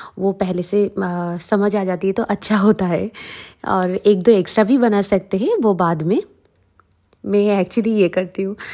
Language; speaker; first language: Hindi; non-native, local second language; Bangla